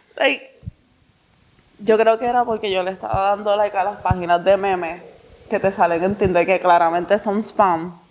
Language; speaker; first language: Spanish; non-native, learner; English